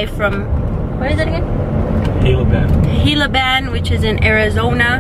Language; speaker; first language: English; native; English